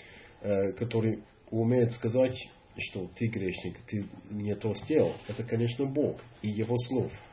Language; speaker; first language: Russian; non-native, fluent; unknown